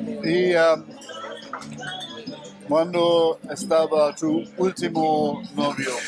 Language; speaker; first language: Spanish; non-native, learner; German